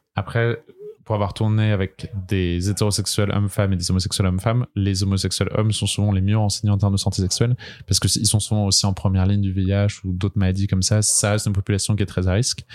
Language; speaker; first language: French; native; French